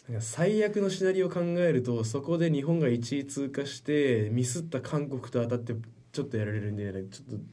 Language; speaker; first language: Japanese; native; Japanese